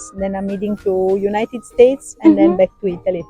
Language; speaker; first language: English; non-native, fluent; Italian